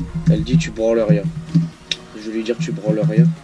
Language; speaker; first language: French; native; French